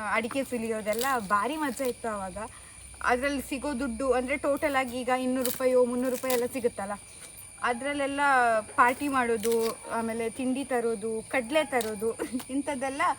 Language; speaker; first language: Kannada; non-native, local second language; Tulu